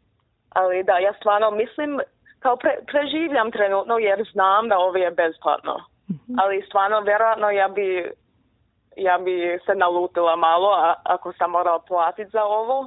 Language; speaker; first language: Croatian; early bilingual, heritage; Croatian